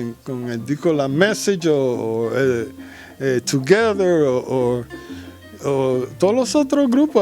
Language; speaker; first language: Spanish; early bilingual, heritage; Spanish